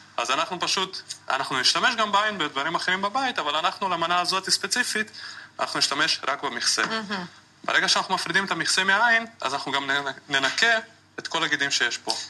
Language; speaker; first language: Hebrew; non-native, fluent; Portuguese